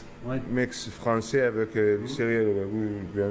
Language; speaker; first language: French; non-native, learner; Arabic